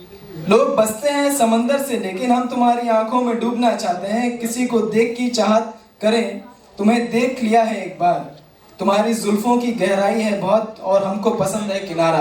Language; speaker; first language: Hindi; native; Hindi